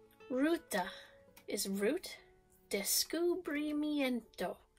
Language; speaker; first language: Spanish; non-native, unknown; English